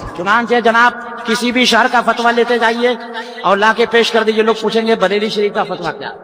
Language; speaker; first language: Urdu; native; Urdu